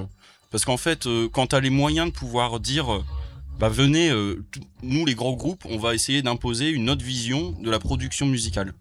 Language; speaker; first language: French; native; French